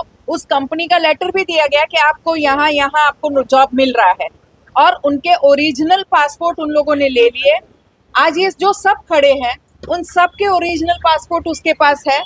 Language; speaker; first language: Hindi; non-native, local second language; Marathi